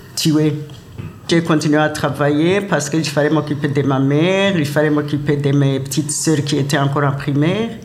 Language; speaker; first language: French; non-native, local second language; Rundi